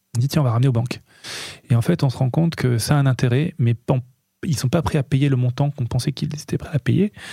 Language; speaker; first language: French; native; French